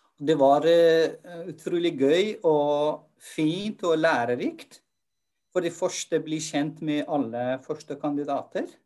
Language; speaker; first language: Norwegian; non-native, fluent; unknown